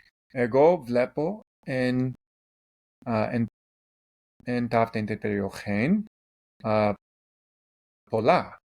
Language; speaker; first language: Greek; non-native, learner; English